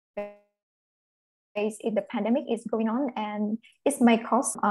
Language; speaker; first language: English; non-native, fluent; Vietnamese